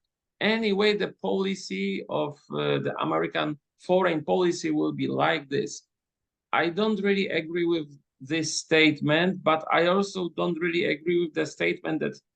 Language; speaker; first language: English; non-native, fluent; Polish